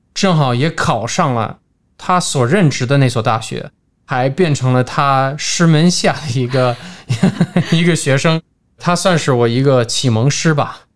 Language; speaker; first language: Chinese; non-native, fluent; English